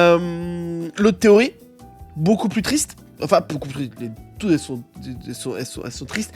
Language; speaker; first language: French; native; French